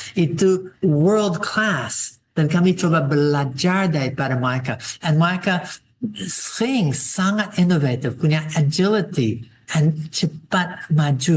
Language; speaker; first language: Indonesian; non-native, fluent; English